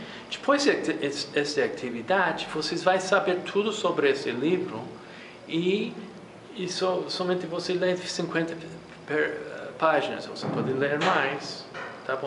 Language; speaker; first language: Portuguese; non-native, fluent; English